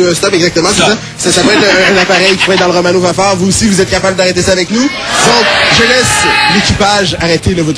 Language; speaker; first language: French; native; French